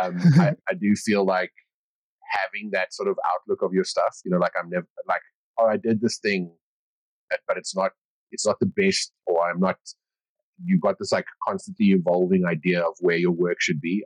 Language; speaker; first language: English; native; English